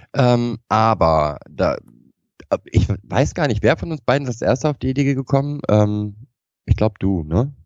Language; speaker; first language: German; non-native, fluent; English